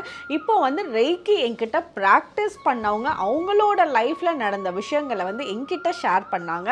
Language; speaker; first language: Tamil; native; Tamil